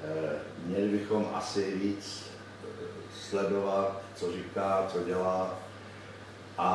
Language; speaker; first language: Czech; native; Czech